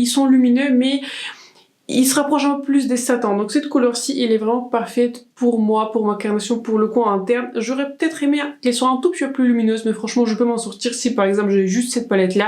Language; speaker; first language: French; native; French